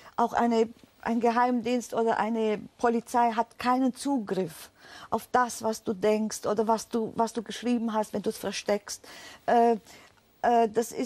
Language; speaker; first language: German; native; German